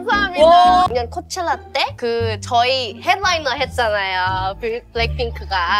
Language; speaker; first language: Korean; non-native, fluent; Thai